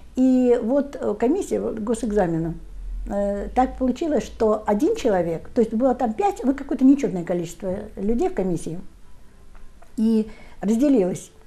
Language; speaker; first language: Russian; native; Russian